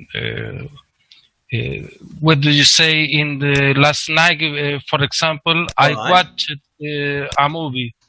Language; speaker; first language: English; non-native, learner; Spanish